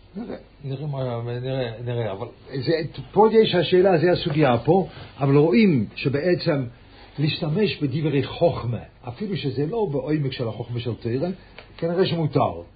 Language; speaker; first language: Hebrew; non-native, fluent; English